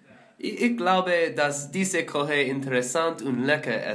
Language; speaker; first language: German; non-native, learner; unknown